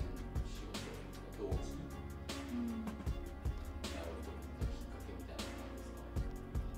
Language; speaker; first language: Japanese; native; Japanese